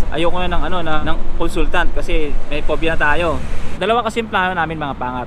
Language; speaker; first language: Filipino; native; Filipino